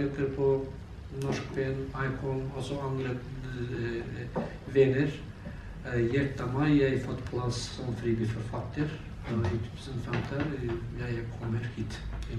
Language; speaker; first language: Norwegian; non-native, learner; Azerbaijani